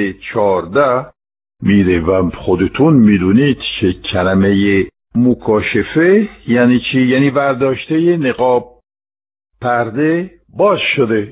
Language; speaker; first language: Persian; non-native, fluent; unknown